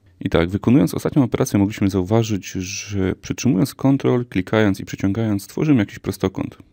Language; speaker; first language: Polish; native; Polish